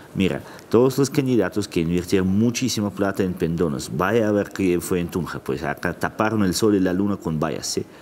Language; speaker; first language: Spanish; non-native, fluent; Russian